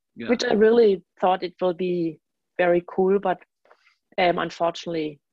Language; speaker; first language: English; non-native, fluent; German